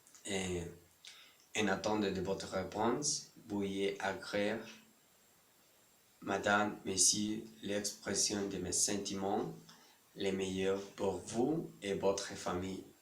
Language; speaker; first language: French; non-native, learner; Spanish